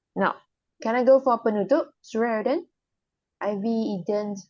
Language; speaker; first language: English; non-native, local second language; Chinese